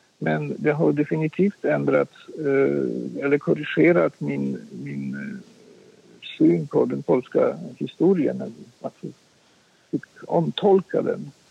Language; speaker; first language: Swedish; non-native, fluent; Polish